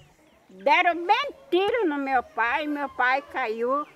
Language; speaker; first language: Portuguese; non-native, local second language; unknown